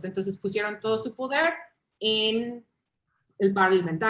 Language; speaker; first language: Spanish; early bilingual, heritage; English